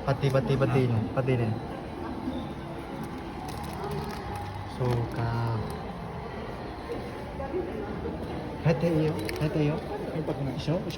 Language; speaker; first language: Japanese; non-native, learner; Hmong